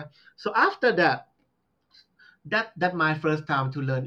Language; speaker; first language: English; non-native, learner; Thai